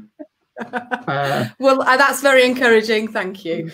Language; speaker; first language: English; native; English